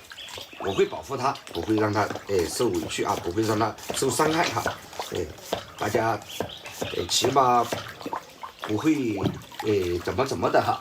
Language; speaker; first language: Chinese; native; Chinese